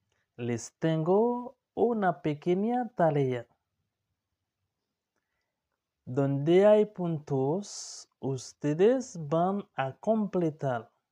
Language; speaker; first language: Spanish; non-native, learner; Haitian Creole